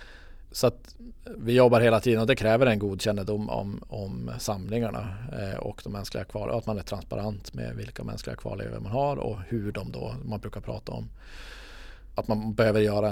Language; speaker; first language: Swedish; native; Swedish